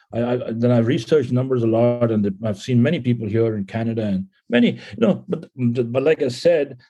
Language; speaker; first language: English; non-native, local second language; Punjabi